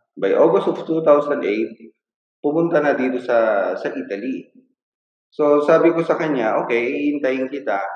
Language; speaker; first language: Filipino; non-native, local second language; Iloko